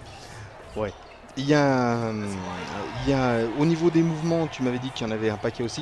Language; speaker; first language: French; native; French